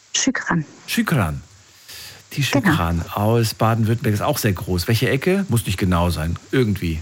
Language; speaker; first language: German; native; German